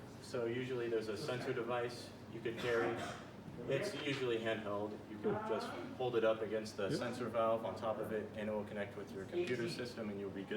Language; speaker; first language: English; native; English